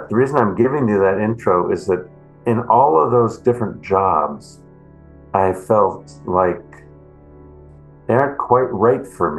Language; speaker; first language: English; native; English